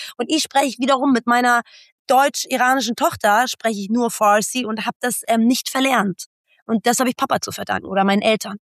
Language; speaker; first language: German; early bilingual, other home language; Persian